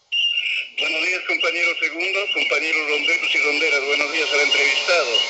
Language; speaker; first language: Spanish; native; Spanish